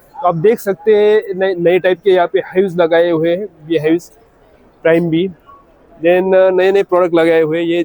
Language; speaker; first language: Hindi; non-native, local second language; Marathi